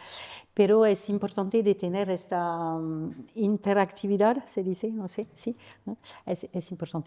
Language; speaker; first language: Spanish; non-native, learner; French